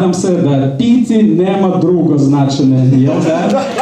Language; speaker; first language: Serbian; non-native, fluent; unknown